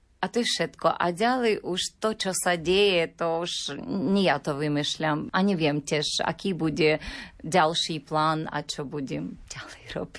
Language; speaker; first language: Slovak; non-native, learner; Ukrainian